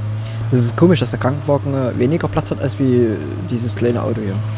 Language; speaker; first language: German; native; German